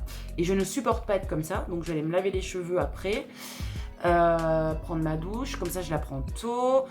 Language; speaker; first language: French; native; French